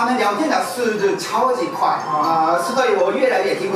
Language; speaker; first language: Chinese; non-native, fluent; Japanese